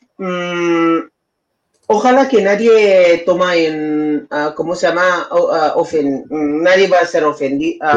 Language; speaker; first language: Spanish; non-native, fluent; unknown